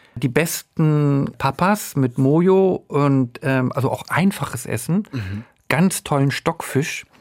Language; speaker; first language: German; native; German